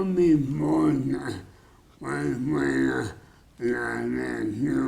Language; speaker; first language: Spanish; non-native, fluent; English